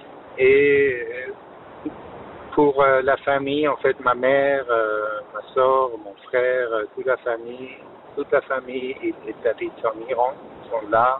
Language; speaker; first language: French; non-native, fluent; Persian